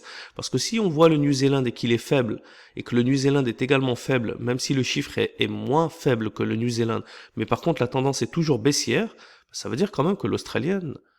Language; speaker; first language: French; native; French